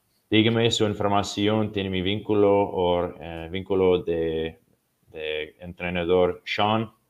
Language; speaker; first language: Spanish; non-native, learner; English